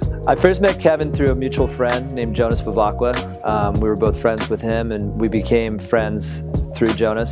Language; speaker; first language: English; native; English